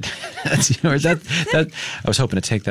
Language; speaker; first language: English; native; English